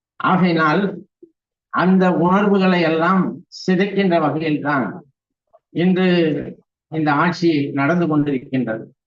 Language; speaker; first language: Tamil; native; Tamil